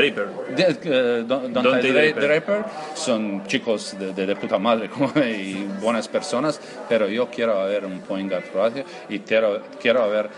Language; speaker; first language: Spanish; non-native, learner; Croatian